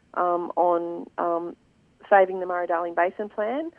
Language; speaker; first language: English; native; English